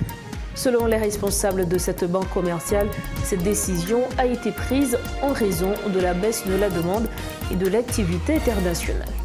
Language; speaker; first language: French; non-native, local second language; Haitian Creole